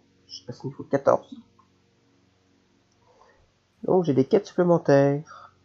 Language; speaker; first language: French; native; French